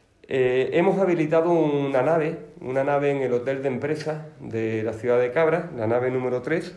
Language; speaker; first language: Spanish; native; Spanish